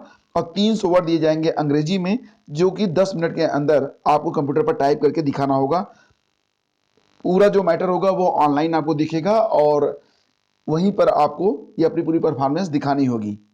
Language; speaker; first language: Hindi; native; Hindi